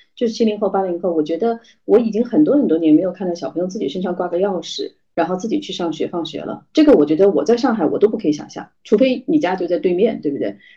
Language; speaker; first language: Chinese; native; Chinese